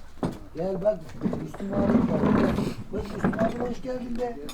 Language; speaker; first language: Turkish; native; Turkish